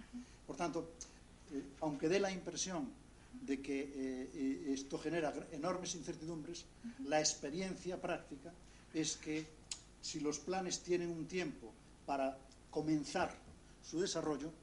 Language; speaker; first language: Spanish; native; Spanish